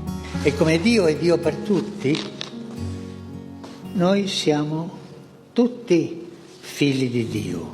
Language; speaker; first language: Italian; non-native, fluent; Spanish